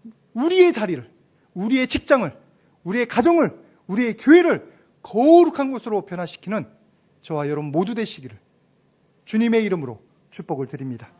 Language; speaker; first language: Korean; native; Korean